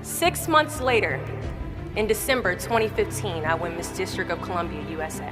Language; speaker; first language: English; native; English